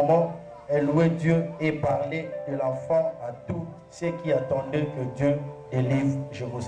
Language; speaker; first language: French; non-native, local second language; Lingala